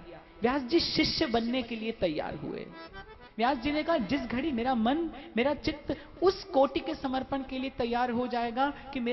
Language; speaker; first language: Hindi; native; Hindi